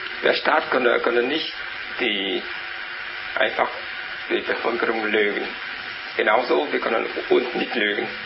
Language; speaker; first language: German; non-native, learner; Vietnamese